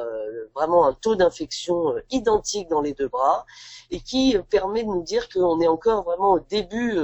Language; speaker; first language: French; native; French